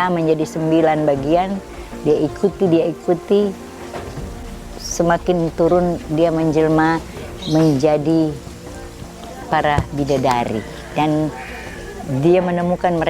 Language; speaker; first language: Indonesian; native; Indonesian